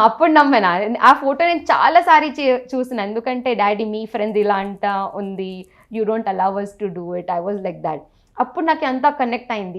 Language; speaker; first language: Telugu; non-native, local second language; Gujarati